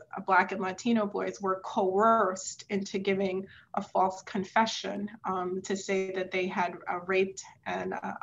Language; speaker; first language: English; native; English